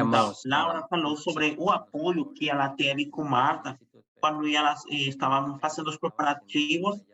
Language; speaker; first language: Portuguese; non-native, fluent; Spanish